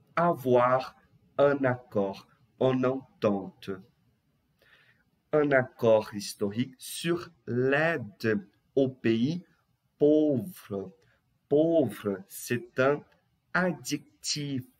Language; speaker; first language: French; non-native, fluent; Portuguese